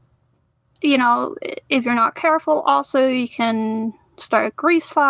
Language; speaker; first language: English; native; English